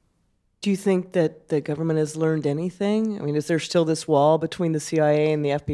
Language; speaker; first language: English; native; English